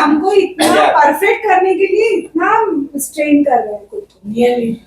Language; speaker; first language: Hindi; non-native, local second language; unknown